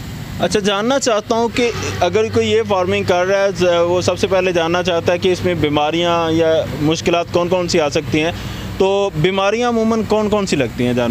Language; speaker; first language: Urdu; non-native, local second language; Punjabi